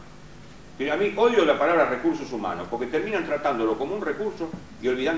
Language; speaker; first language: Spanish; native; Spanish